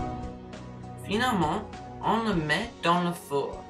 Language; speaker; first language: French; non-native, learner; English